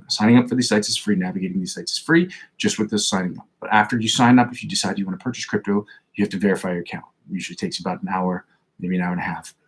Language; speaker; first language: English; native; English